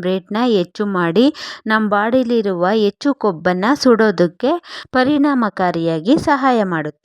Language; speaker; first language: Kannada; native; Kannada